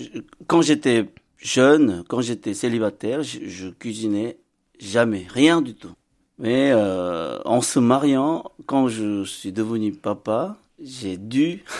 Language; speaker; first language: French; non-native, fluent; Korean